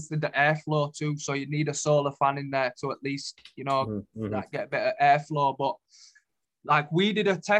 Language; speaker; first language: English; native; English